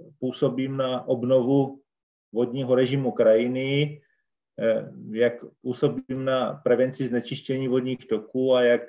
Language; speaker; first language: Czech; native; Czech